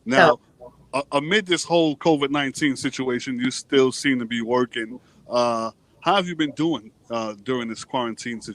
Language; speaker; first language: English; native; English